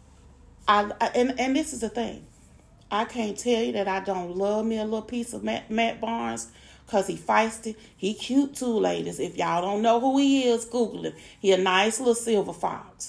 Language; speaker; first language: English; native; English